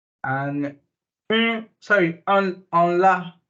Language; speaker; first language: French; non-native, learner; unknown